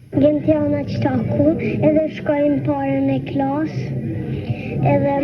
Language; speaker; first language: Albanian; early bilingual, heritage; Albanian